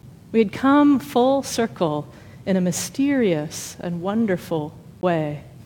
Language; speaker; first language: English; native; English